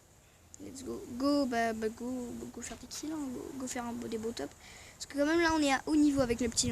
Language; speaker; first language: French; native; French